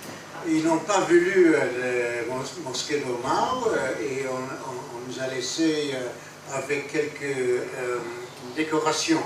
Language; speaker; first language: French; non-native, fluent; English